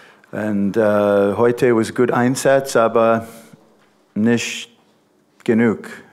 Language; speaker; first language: German; non-native, learner; English